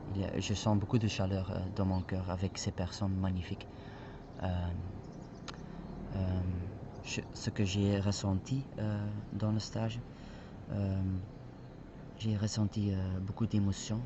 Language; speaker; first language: French; non-native, fluent; Spanish